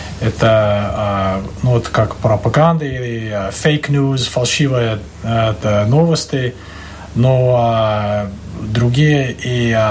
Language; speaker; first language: Russian; non-native, fluent; English